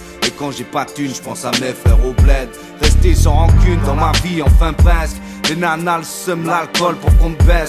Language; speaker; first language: French; native; French